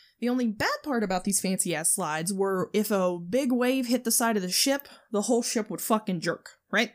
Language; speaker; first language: English; native; English